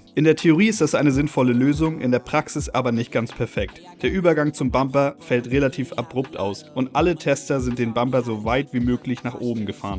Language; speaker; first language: German; native; German